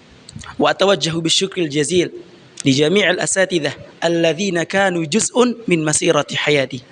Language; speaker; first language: Arabic; non-native, fluent; Indonesian